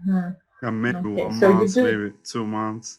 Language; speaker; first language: English; non-native, learner; Turkish